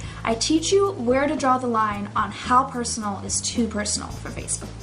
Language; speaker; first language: English; native; English